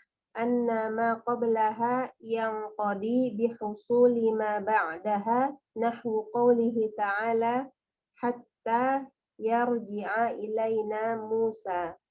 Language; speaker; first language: Arabic; non-native, learner; Indonesian